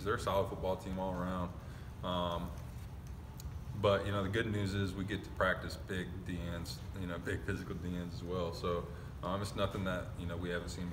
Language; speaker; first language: English; native; English